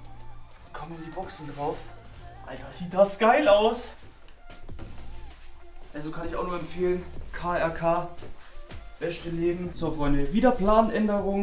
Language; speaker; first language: German; native; German